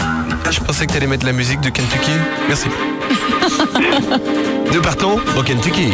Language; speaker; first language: French; native; French